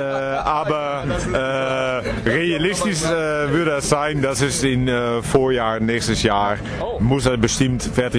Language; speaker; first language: German; non-native, fluent; Dutch